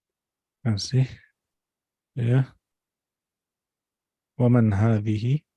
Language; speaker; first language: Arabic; non-native, fluent; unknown